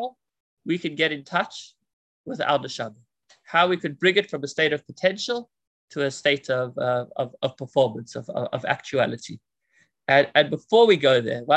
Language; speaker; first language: English; native; English